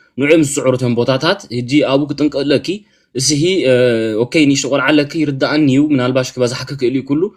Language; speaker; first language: Tigrinya; early bilingual, heritage; Tigrinya